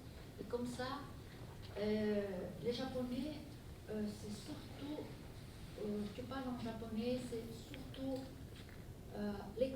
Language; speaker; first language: French; non-native, fluent; Portuguese